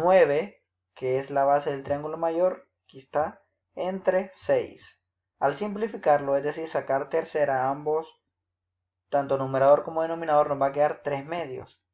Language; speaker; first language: Spanish; native; Spanish